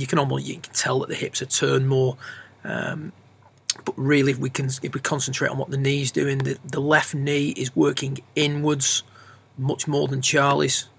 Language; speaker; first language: English; native; English